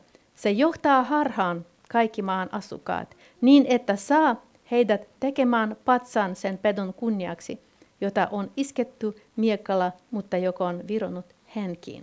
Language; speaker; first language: Finnish; non-native, fluent; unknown